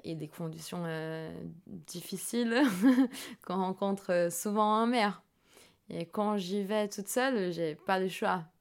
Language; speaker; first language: French; non-native, fluent; Portuguese